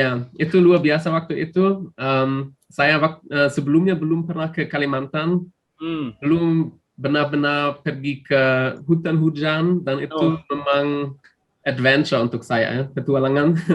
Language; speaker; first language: Indonesian; non-native, fluent; German